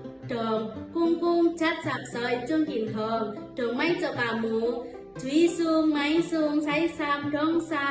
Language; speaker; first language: Cantonese; non-native, learner; Indonesian